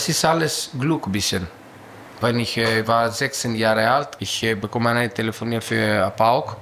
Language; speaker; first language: German; non-native, learner; Greek